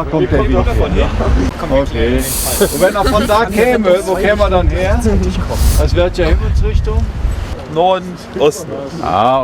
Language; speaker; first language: German; native; German